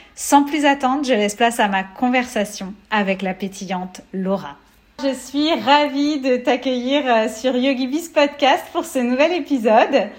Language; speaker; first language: French; native; French